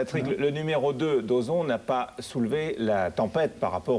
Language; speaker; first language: French; native; French